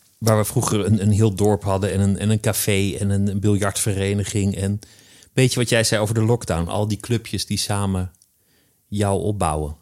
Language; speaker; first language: Dutch; native; Dutch